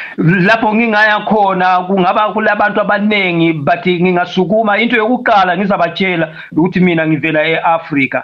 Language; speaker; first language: Zulu; non-native, fluent; Shona